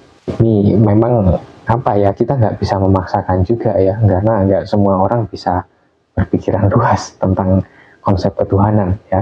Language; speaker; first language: Indonesian; native; Indonesian